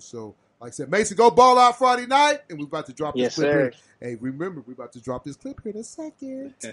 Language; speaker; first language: English; native; English